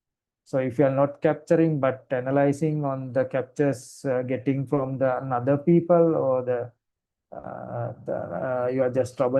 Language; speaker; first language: English; non-native, fluent; Sinhala